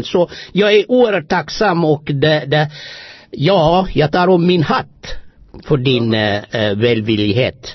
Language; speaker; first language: Swedish; non-native, fluent; Amharic